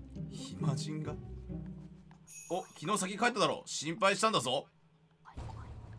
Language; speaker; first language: Japanese; native; Japanese